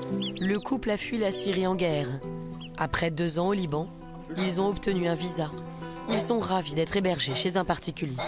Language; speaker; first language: French; native; French